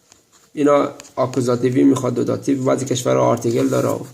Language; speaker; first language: Persian; native; Persian